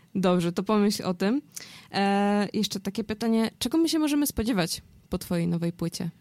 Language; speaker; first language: Polish; native; Polish